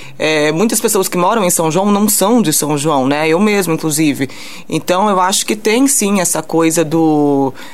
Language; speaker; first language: Portuguese; early bilingual, heritage; Portuguese